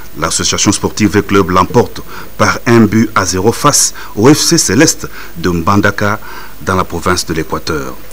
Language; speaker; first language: French; non-native, local second language; Lingala